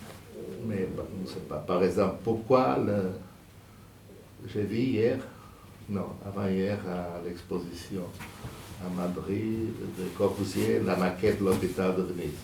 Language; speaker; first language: French; non-native, fluent; Portuguese